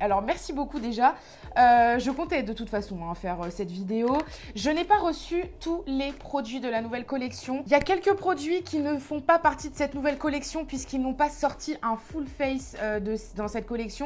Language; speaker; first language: French; native; French